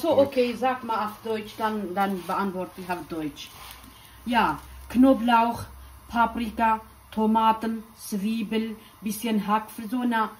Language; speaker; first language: German; non-native, learner; Kurdish